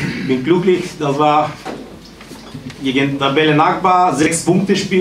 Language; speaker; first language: German; non-native, fluent; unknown